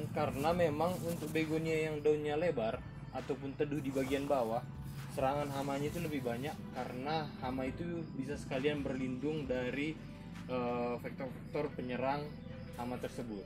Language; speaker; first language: Indonesian; native; Indonesian